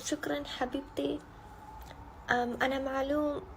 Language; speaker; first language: Arabic; non-native, learner; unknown